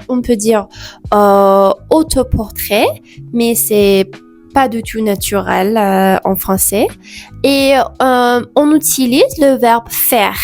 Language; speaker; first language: French; non-native, fluent; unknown